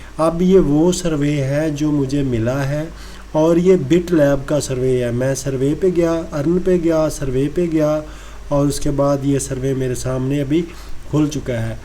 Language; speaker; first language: Urdu; non-native, local second language; Punjabi